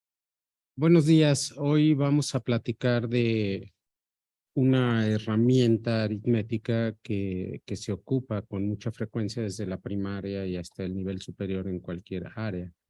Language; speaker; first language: Spanish; native; Spanish